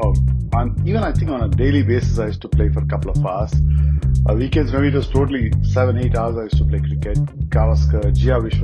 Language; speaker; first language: English; non-native, local second language; Kannada